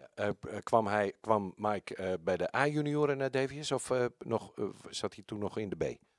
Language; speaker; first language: Dutch; native; Dutch